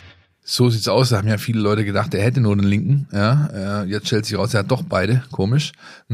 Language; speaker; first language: German; native; German